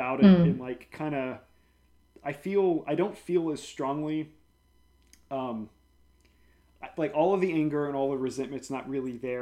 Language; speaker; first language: English; native; English